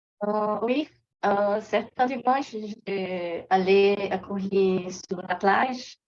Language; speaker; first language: French; non-native, learner; Portuguese